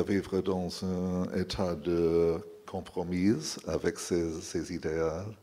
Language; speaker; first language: French; non-native, fluent; English